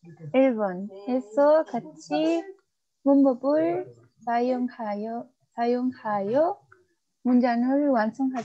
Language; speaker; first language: Korean; non-native, learner; Spanish